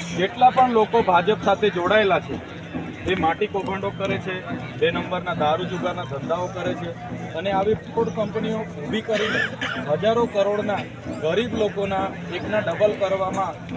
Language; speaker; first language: Gujarati; non-native, local second language; Vasavi